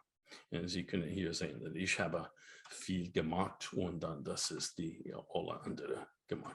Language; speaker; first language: German; non-native, learner; English